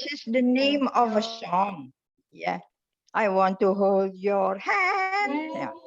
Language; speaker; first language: English; non-native, fluent; Indonesian